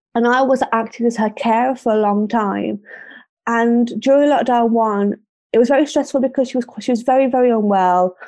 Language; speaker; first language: English; native; English